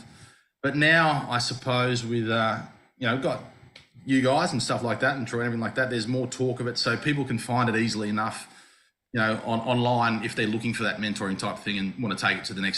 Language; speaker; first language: English; native; English